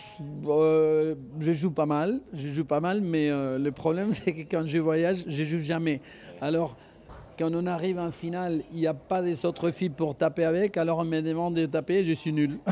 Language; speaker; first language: French; non-native, fluent; Spanish